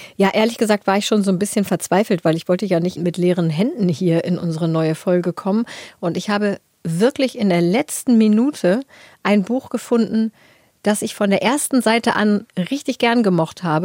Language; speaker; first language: German; native; German